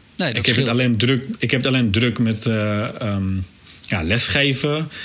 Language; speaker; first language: Dutch; non-native, fluent; Arabic